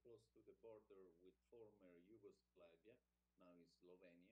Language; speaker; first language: English; non-native, fluent; Italian